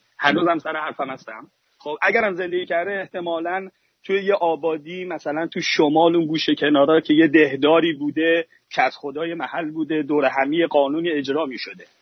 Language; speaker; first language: Persian; native; Persian